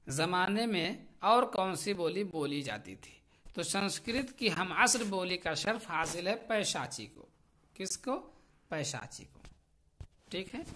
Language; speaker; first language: Hindi; native; Hindi